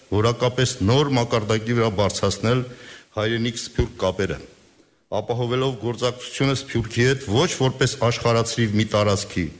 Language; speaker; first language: Armenian; native; Armenian